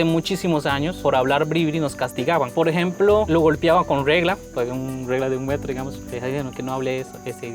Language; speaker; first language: Spanish; non-native, local second language; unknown